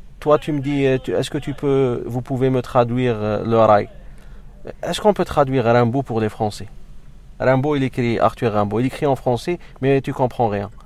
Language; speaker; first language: French; non-native, local second language; Arabic